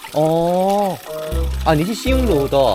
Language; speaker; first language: Chinese; non-native, fluent; Korean